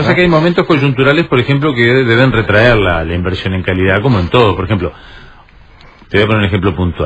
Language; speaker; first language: Spanish; native; Spanish